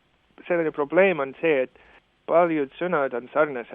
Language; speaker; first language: Estonian; non-native, fluent; English